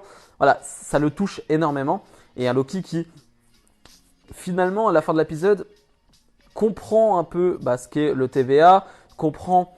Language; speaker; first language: French; native; French